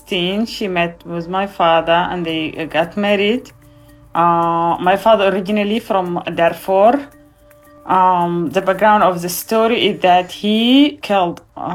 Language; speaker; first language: English; non-native, fluent; Arabic